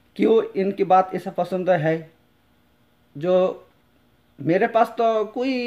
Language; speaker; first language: Hindi; non-native, local second language; Bangla